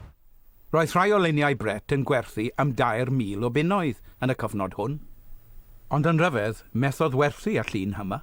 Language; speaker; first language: Welsh; native; Welsh